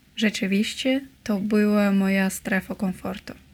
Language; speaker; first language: Polish; non-native, learner; Russian